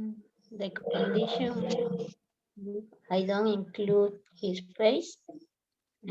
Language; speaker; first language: English; non-native, learner; Spanish